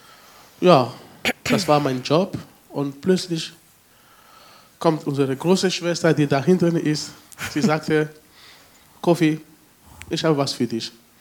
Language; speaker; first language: German; non-native, fluent; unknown